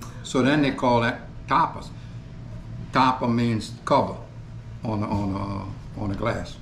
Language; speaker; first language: English; native; English